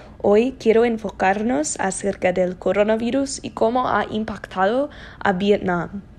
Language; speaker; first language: Spanish; non-native, learner; English